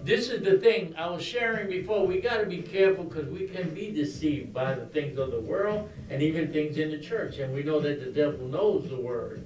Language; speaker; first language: English; early bilingual, other home language; Spanish